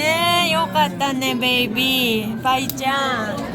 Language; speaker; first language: Japanese; non-native, learner; Mongolian